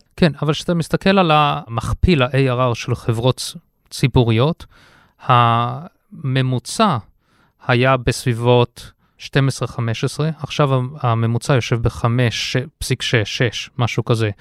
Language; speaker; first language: Hebrew; early bilingual, heritage; Hebrew